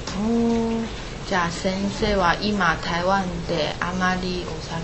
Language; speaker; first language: Japanese; non-native, learner; Chinese